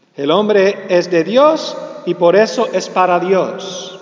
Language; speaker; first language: Spanish; early bilingual, heritage; Spanish